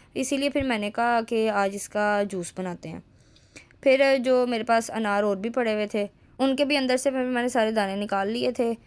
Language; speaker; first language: Urdu; native; Urdu